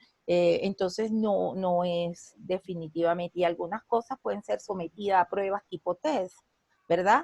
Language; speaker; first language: Spanish; native; Spanish